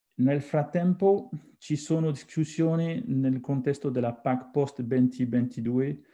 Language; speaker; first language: Italian; non-native, fluent; French